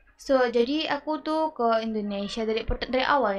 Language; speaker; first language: Indonesian; early bilingual, other home language; Bangla